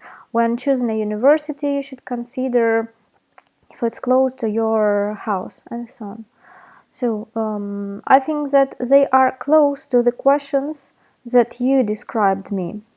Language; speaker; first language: English; non-native, fluent; Russian